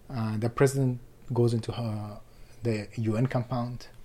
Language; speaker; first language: English; non-native, fluent; Persian